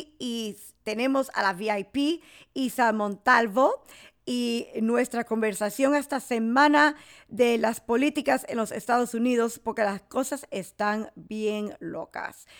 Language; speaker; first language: Spanish; early bilingual, heritage; English